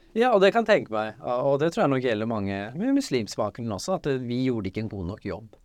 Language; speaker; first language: Norwegian; early bilingual, other home language; Urdu